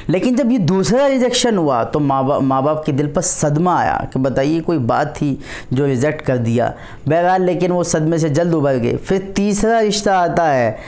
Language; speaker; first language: Urdu; native; Urdu